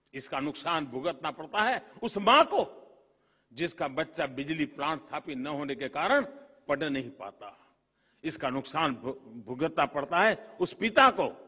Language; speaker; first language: Hindi; non-native, local second language; Gujarati